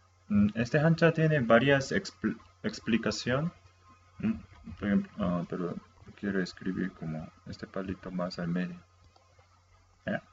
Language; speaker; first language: Spanish; non-native, fluent; Korean